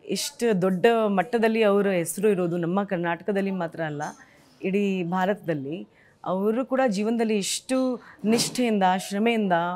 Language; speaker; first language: Kannada; non-native, fluent; Hindi